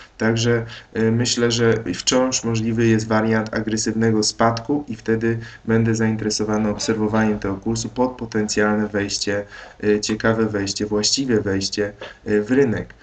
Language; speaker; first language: Polish; native; Polish